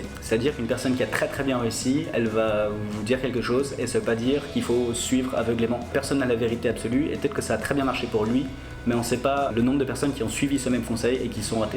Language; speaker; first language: French; native; French